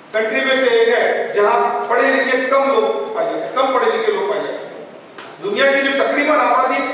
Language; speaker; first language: Hindi; non-native, local second language; Urdu